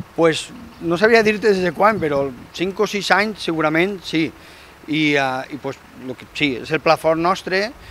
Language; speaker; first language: Catalan; native; Catalan